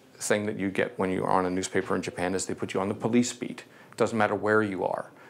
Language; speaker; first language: English; native; English